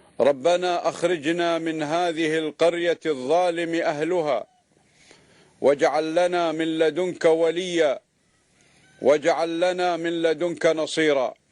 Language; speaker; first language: Arabic; native; Arabic